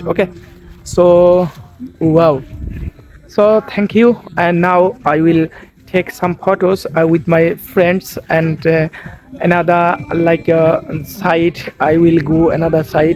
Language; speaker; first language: English; non-native, learner; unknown